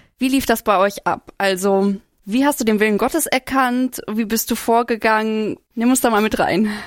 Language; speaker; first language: German; native; German